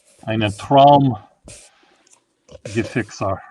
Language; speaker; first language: German; non-native, learner; English